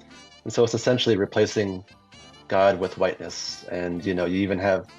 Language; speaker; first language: English; native; English